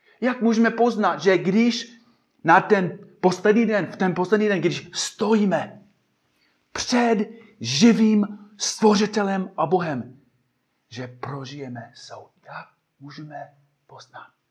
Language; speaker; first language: Czech; non-native, fluent; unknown